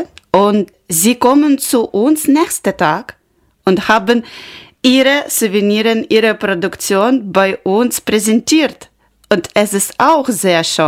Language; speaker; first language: German; non-native, learner; Ukrainian